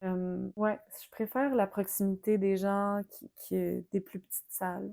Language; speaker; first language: French; native; French